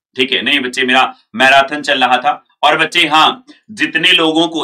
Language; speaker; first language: Hindi; native; Hindi